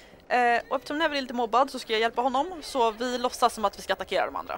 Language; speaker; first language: Swedish; native; Swedish